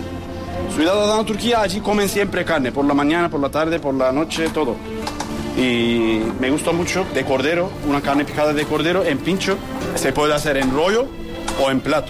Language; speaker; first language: Spanish; non-native, learner; Turkish